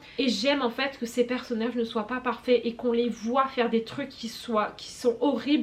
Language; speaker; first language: French; native; French